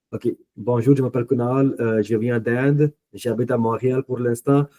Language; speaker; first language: French; non-native, fluent; Punjabi